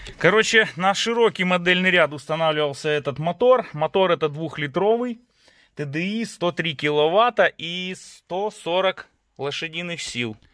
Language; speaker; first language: Russian; native; Russian